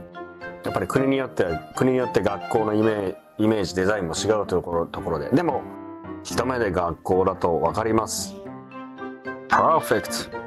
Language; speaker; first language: Japanese; native; Japanese